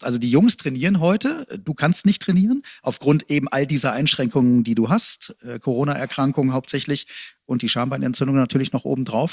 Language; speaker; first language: German; native; German